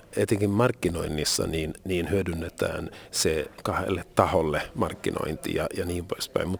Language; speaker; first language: Finnish; non-native, local second language; Swedish